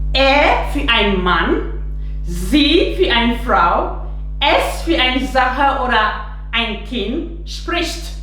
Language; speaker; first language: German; non-native, fluent; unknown